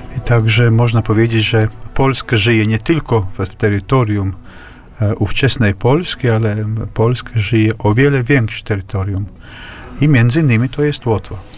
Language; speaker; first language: Polish; non-native, fluent; Latvian